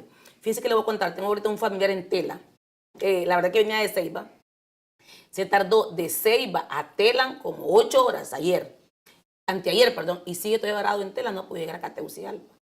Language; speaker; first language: Spanish; native; Spanish